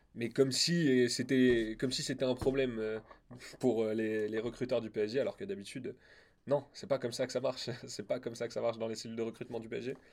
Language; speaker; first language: French; native; French